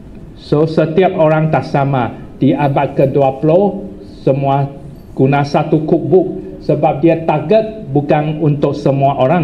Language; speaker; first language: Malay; non-native, local second language; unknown